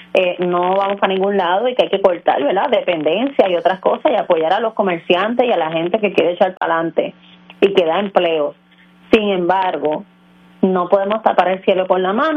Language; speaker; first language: Spanish; native; Spanish